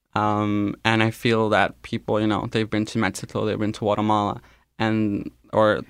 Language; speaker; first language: English; non-native, fluent; Spanish